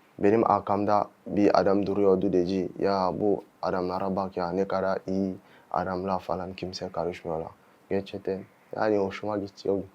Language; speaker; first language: Turkish; non-native, fluent; French